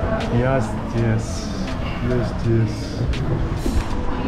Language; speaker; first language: Russian; non-native, learner; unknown